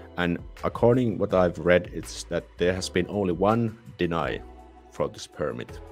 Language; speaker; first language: English; non-native, fluent; Finnish